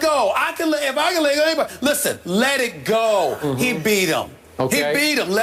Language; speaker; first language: English; native; English